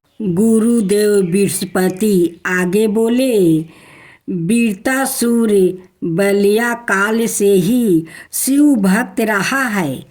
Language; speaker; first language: Hindi; native; Hindi